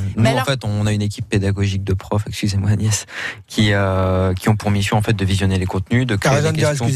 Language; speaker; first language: French; native; French